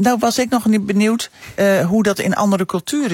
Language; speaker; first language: Dutch; native; Dutch